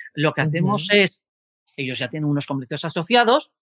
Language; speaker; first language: Spanish; native; Spanish